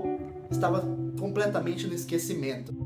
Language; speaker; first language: Portuguese; native; Portuguese